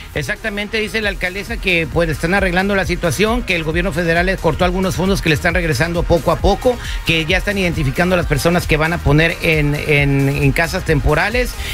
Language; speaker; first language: Spanish; early bilingual, heritage; Spanish